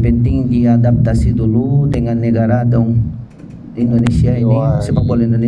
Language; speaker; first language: Indonesian; non-native, fluent; Portuguese